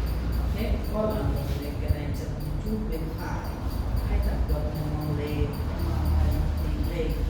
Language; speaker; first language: Vietnamese; non-native, learner; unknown